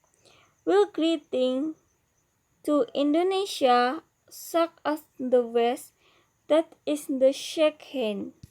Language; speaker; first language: English; non-native, learner; Indonesian